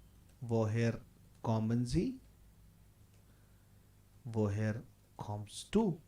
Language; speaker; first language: German; non-native, fluent; Hindi